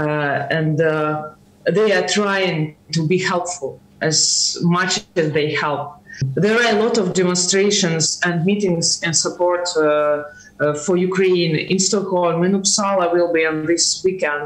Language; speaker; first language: English; non-native, learner; Ukrainian